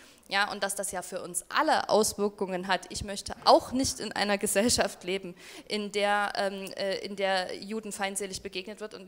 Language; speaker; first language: German; native; German